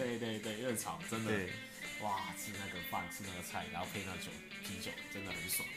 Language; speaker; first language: Chinese; non-native, local second language; Cantonese